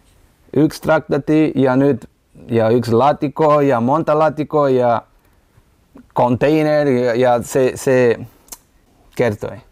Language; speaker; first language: Finnish; non-native, learner; Portuguese